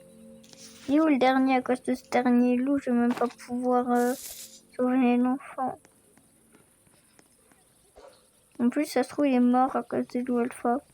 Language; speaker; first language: French; native; French